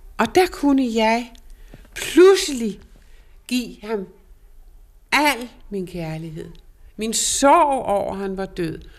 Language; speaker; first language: Danish; native; Danish